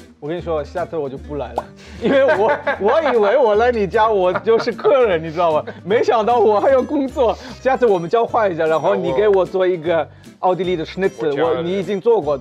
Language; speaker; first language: Chinese; non-native, fluent; German